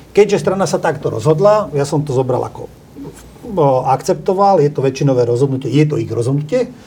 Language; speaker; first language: Slovak; non-native, local second language; Hungarian